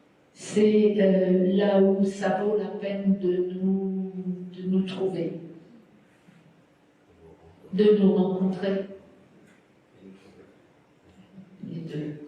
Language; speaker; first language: French; non-native, fluent; Spanish